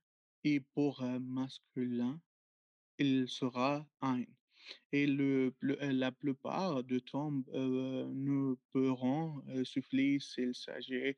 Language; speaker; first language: French; non-native, learner; Arabic